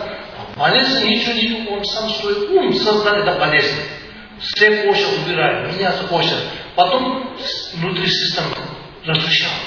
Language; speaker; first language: Russian; non-native, learner; Tibetan